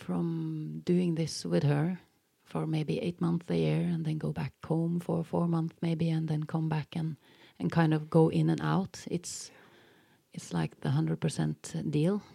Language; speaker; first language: English; non-native, fluent; Norwegian